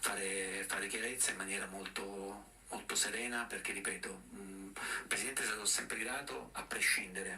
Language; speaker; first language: Italian; native; Italian